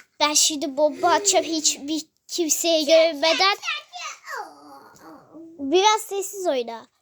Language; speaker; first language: Turkish; native; Turkish